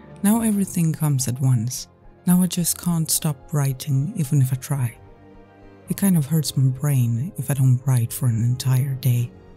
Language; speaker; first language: English; non-native, fluent; Swedish